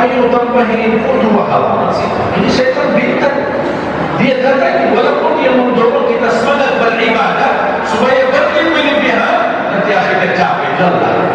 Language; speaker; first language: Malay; non-native, fluent; Arabic